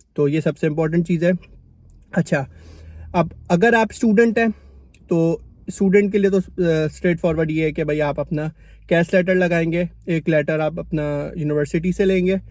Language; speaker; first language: Urdu; native; Urdu